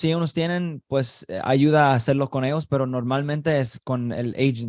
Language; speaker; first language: Spanish; early bilingual, heritage; Spanish